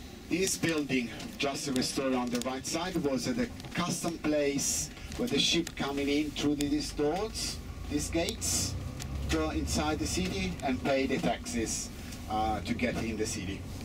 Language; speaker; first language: English; non-native, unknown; Italian